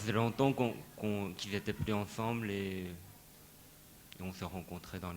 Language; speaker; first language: French; non-native, fluent; Japanese